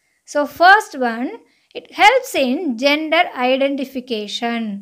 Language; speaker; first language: English; non-native, local second language; Tamil